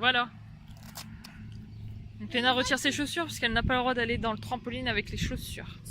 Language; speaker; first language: French; native; French